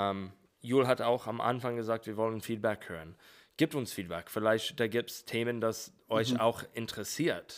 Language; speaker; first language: German; non-native, fluent; English